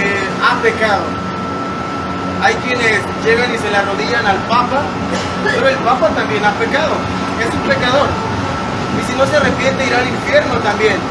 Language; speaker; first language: Spanish; native; Spanish